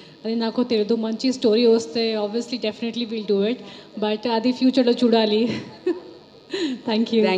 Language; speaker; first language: Telugu; non-native, local second language; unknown